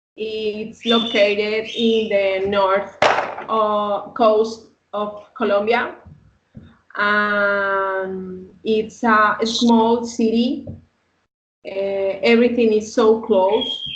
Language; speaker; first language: English; non-native, learner; Spanish